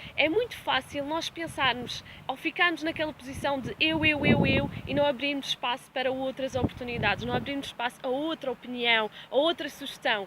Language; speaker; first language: Portuguese; native; Portuguese